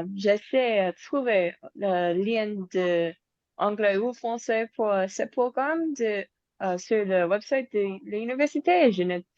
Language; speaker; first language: French; non-native, learner; English